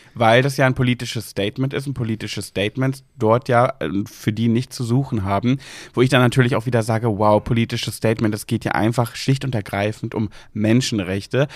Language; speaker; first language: German; native; German